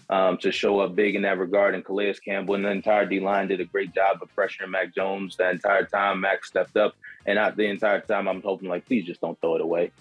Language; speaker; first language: English; native; English